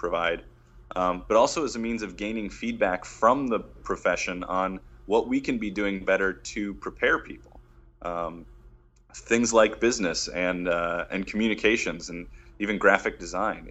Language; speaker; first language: English; native; English